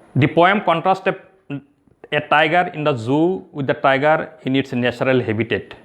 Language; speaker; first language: English; non-native, local second language; Assamese